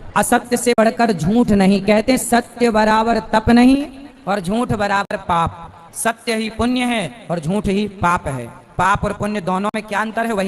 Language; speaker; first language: Hindi; native; Hindi